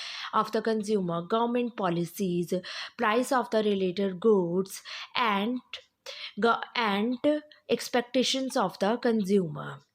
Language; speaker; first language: English; non-native, local second language; Hindi